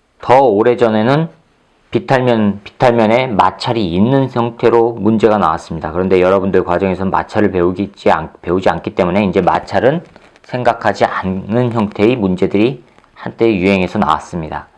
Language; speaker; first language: Korean; native; Korean